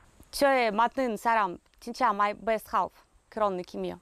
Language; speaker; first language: Korean; non-native, learner; Russian